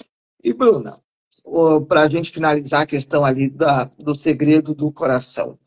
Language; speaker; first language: Portuguese; native; Portuguese